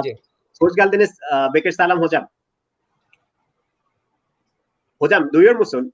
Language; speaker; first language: Turkish; non-native, learner; Bangla